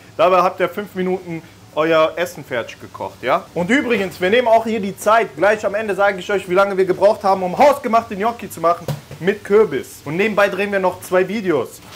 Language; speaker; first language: German; early bilingual, other home language; Italian